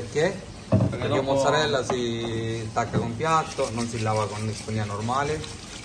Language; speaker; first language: Italian; non-native, learner; Bangla